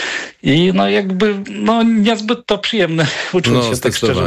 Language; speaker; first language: Polish; non-native, fluent; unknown